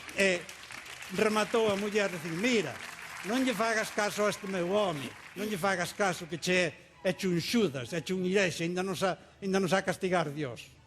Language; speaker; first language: Galician; native; Galician